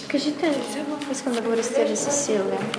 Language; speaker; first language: Bulgarian; non-native, fluent; Russian